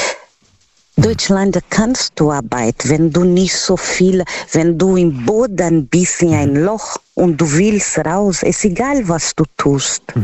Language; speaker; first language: German; non-native, fluent; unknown